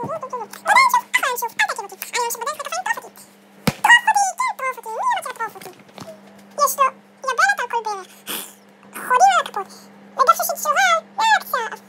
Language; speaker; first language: Hebrew; native; Hebrew